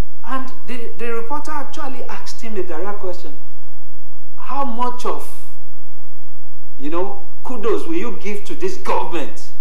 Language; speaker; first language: English; non-native, local second language; Yoruba